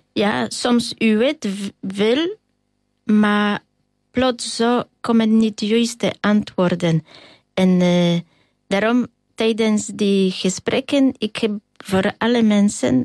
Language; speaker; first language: Dutch; non-native, learner; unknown